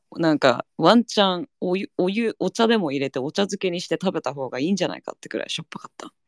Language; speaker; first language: Japanese; early bilingual, heritage; Japanese